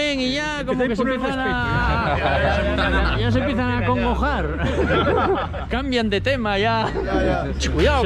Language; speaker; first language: Spanish; native; Spanish